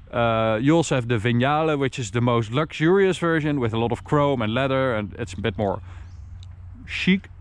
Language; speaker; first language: English; non-native, fluent; Dutch